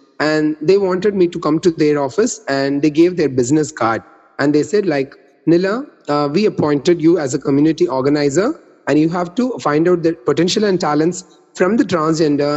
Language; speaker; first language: English; non-native, local second language; Tamil